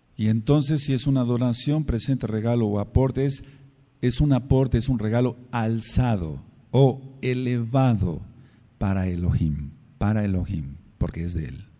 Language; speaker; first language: Spanish; native; Spanish